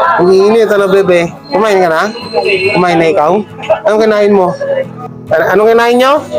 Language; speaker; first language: Filipino; native; Filipino